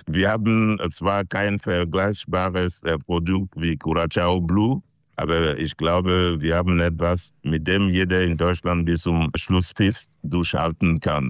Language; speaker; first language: German; non-native, fluent; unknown